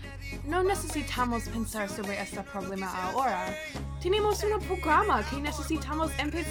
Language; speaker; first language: Spanish; non-native, learner; English